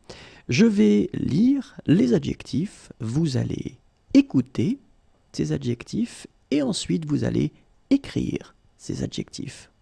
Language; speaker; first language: French; native; French